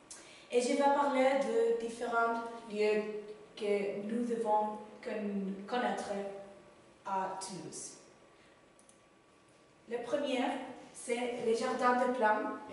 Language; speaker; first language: French; non-native, learner; Spanish